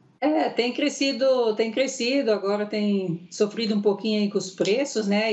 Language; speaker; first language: Portuguese; early bilingual, heritage; Portuguese